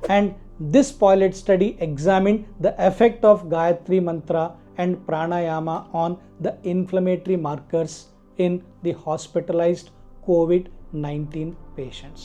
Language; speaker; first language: English; non-native, local second language; Telugu